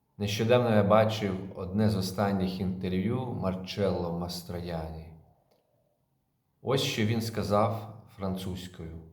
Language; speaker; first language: Ukrainian; native; Ukrainian